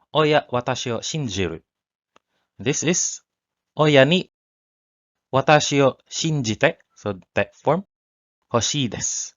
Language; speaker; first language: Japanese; non-native, learner; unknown